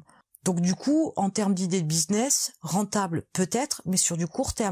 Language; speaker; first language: French; native; French